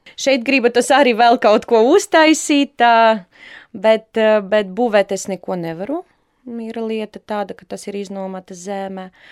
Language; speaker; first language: Latvian; non-native, local second language; Russian